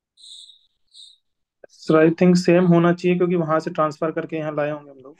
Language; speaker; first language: Hindi; native; Hindi